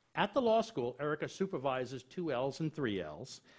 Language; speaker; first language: English; native; English